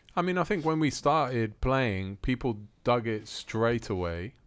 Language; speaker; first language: English; early bilingual, other home language; Italian